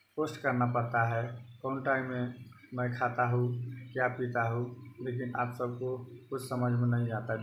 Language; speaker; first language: Hindi; non-native, local second language; Bhojpuri